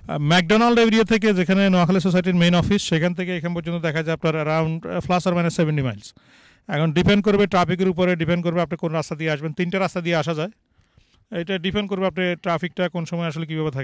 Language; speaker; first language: Bangla; native; Bangla